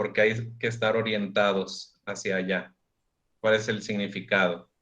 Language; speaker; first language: Spanish; native; Spanish